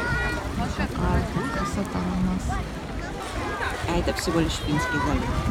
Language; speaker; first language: Russian; native; Russian